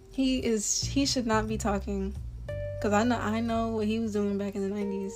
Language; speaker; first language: English; native; English